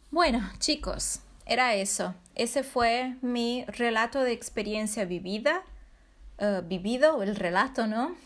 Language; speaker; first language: Spanish; non-native, fluent; Portuguese